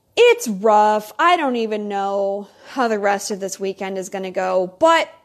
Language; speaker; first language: English; native; English